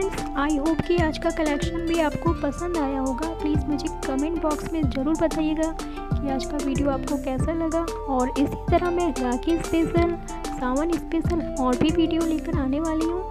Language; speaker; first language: Hindi; native; Hindi